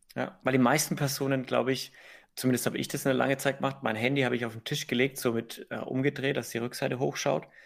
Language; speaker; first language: German; native; German